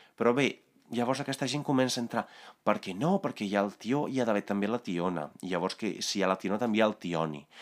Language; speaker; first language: Catalan; non-native, fluent; Italian